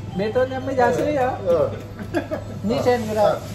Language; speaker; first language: Japanese; non-native, learner; Vietnamese